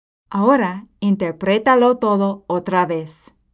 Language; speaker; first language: Spanish; non-native, fluent; English